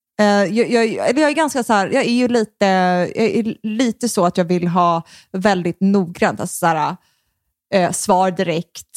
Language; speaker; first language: Swedish; native; Swedish